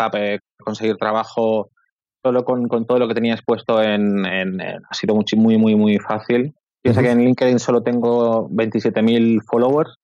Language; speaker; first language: Spanish; native; Spanish